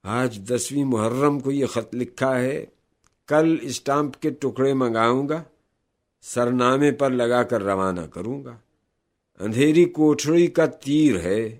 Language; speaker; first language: Urdu; native; Urdu